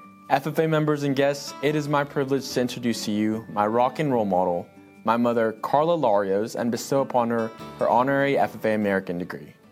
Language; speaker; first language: English; early bilingual, other home language; Spanish